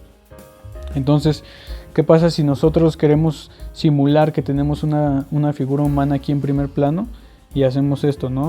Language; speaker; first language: Spanish; native; Spanish